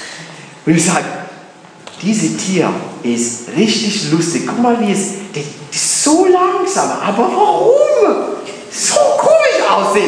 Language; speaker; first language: German; non-native, learner; English